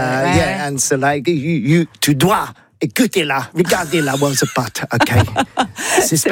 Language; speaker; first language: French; non-native, learner; English